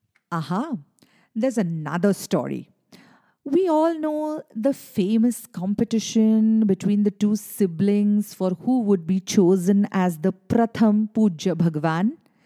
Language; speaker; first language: English; non-native, local second language; Marathi